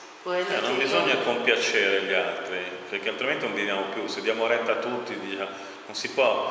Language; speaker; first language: Italian; native; Italian